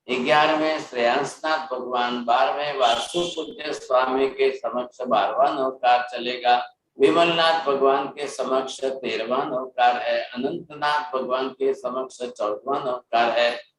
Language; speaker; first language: Hindi; non-native, local second language; Gujarati